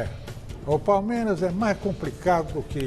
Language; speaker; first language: Portuguese; native; Portuguese